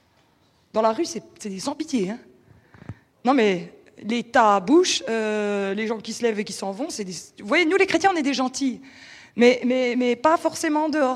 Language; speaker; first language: French; native; French